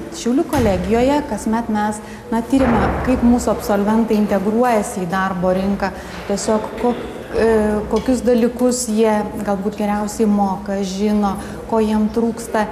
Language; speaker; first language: Lithuanian; native; Lithuanian